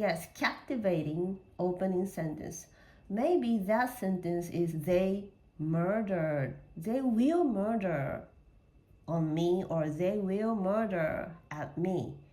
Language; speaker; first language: English; non-native, learner; Japanese